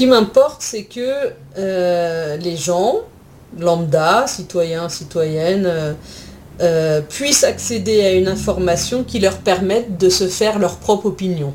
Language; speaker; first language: French; native; French